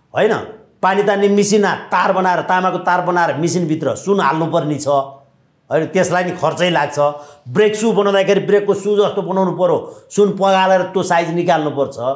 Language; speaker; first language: Nepali; native; Nepali